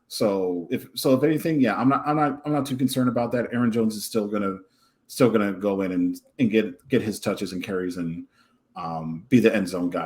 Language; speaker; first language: English; native; English